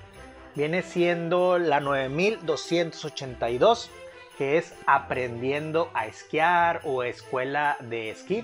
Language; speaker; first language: Spanish; native; Spanish